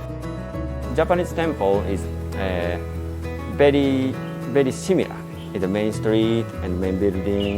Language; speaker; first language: English; non-native, learner; Japanese